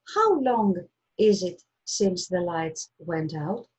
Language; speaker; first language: English; non-native, fluent; Greek